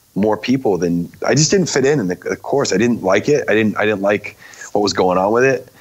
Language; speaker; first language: English; native; English